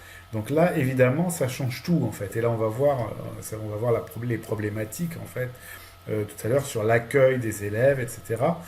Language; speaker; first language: French; native; French